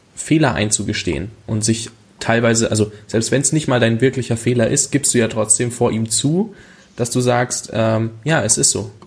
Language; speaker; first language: German; native; German